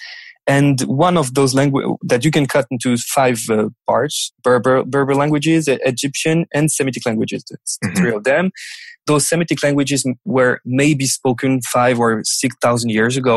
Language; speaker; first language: English; non-native, fluent; French